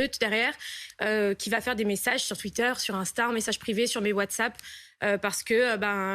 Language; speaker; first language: French; native; French